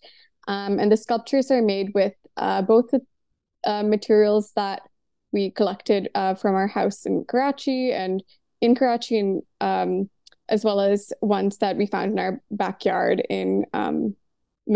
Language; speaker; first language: English; non-native, local second language; Urdu